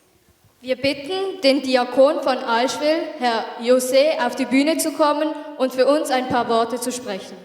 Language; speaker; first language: German; early bilingual, other home language; Tamil